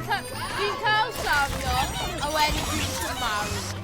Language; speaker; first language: Welsh; non-native, local second language; English